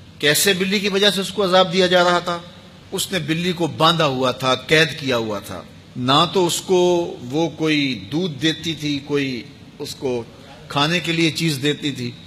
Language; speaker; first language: Urdu; native; Urdu